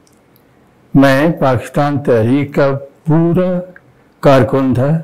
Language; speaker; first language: Urdu; native; Urdu